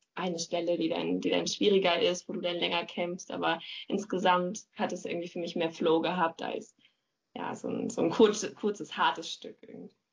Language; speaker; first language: German; native; German